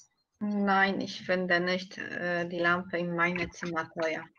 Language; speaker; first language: German; non-native, learner; Polish